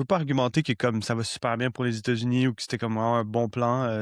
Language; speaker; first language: French; native; French